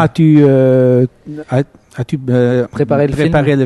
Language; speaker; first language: French; non-native, fluent; Italian